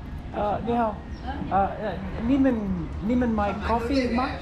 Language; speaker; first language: Chinese; non-native, learner; English